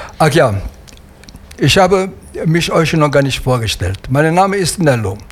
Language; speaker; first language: German; non-native, fluent; Italian